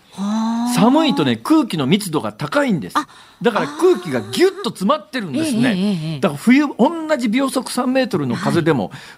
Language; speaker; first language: Japanese; native; Japanese